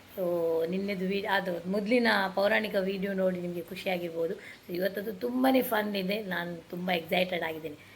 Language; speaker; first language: Kannada; non-native, local second language; Tulu